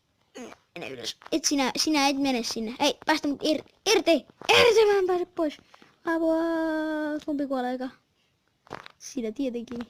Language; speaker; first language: Finnish; native; Finnish